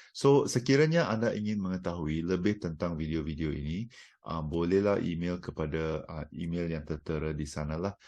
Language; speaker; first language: Malay; non-native, local second language; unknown